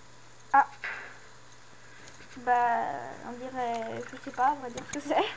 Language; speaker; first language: French; native; French